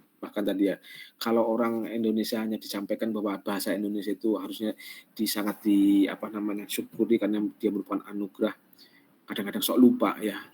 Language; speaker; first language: Indonesian; non-native, local second language; Javanese